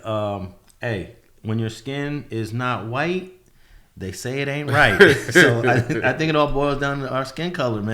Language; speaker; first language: English; native; English